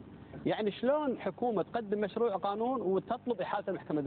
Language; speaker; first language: Arabic; native; Arabic